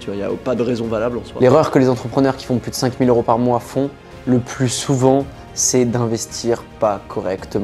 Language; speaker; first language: French; native; French